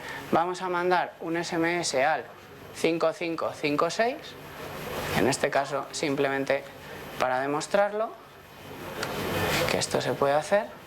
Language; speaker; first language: Spanish; native; Spanish